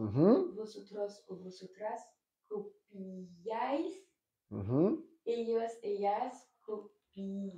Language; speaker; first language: Spanish; non-native, learner; French